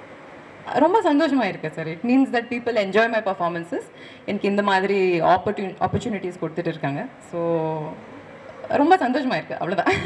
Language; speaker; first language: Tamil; non-native, learner; Kannada